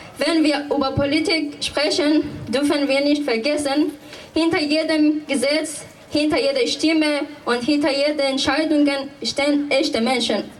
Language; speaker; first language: German; non-native, fluent; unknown